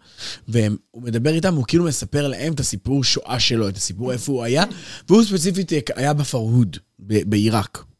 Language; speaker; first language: Hebrew; native; Hebrew